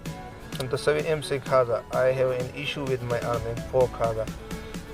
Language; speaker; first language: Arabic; non-native, learner; Pashto